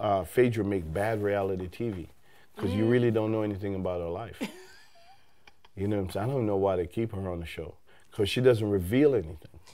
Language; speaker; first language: English; native; English